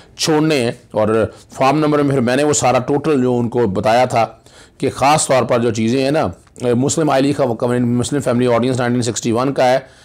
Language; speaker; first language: Urdu; non-native, local second language; Punjabi